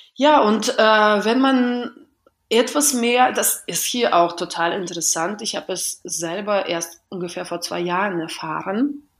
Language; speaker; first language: German; non-native, fluent; Russian